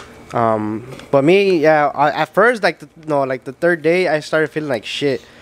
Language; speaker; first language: English; early bilingual, other home language; Spanish